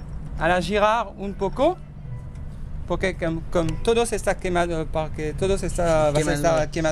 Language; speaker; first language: Spanish; non-native, learner; French